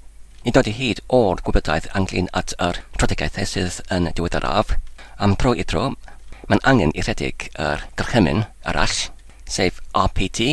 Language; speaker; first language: Welsh; non-native, learner; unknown